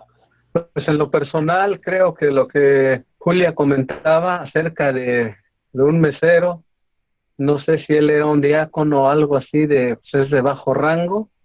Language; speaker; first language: Spanish; native; Spanish